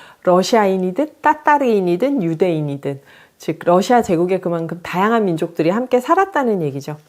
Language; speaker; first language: Korean; native; Korean